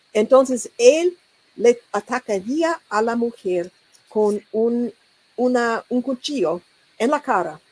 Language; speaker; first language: Spanish; non-native, learner; English